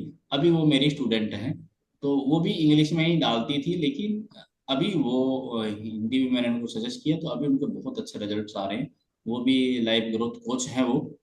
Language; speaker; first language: Hindi; native; Hindi